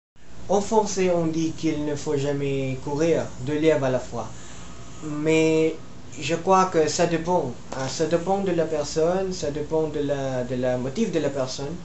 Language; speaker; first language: French; non-native, learner; Filipino